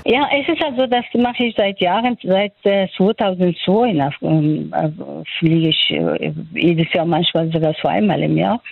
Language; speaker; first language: German; non-native, fluent; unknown